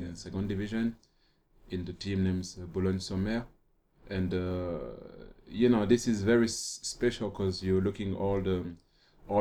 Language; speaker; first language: English; non-native, fluent; French